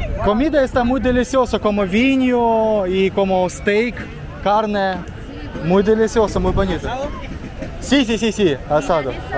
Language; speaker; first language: Portuguese; non-native, learner; Russian